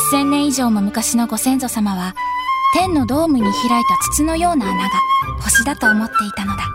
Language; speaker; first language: Japanese; native; Japanese